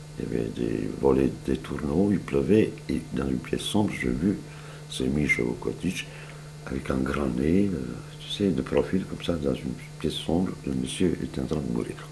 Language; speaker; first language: French; non-native, fluent; Serbian